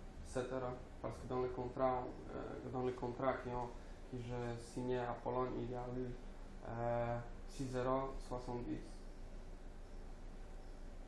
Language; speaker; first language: French; non-native, learner; Polish